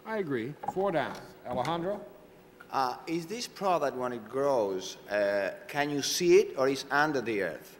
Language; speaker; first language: English; non-native, fluent; Spanish